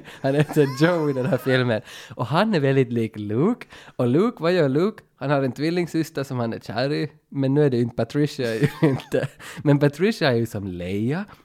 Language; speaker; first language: Swedish; native; Swedish